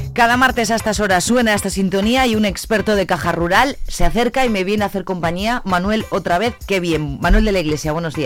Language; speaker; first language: Spanish; native; Spanish